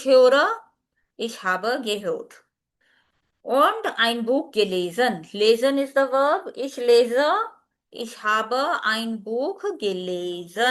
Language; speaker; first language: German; non-native, fluent; Hindi